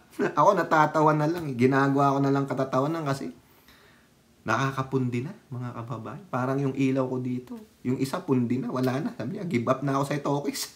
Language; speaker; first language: Filipino; native; Filipino